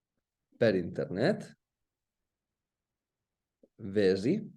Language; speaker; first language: Catalan; non-native, fluent; Russian